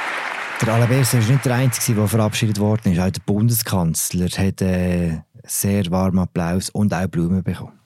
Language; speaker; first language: German; native; German